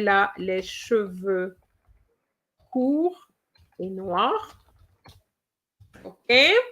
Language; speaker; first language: French; non-native, fluent; English